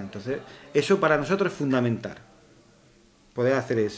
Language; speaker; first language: Spanish; native; Spanish